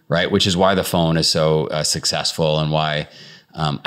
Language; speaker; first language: English; native; English